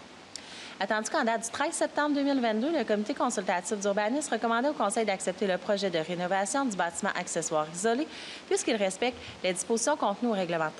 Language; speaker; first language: French; native; French